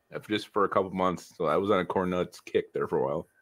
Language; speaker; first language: English; native; English